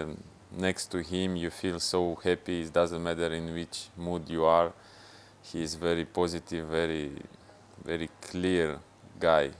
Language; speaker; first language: English; non-native, fluent; Russian